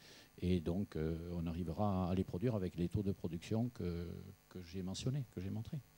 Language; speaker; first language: French; native; French